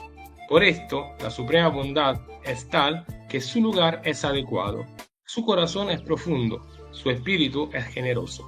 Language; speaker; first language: Spanish; native; Spanish